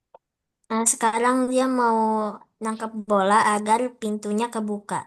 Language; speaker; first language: Indonesian; native; Indonesian